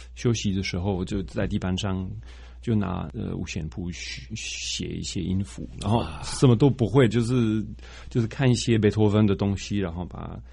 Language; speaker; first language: Chinese; non-native, fluent; French